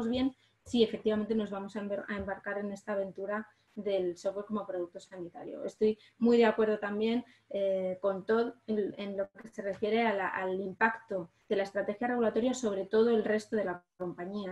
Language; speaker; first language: Spanish; native; Spanish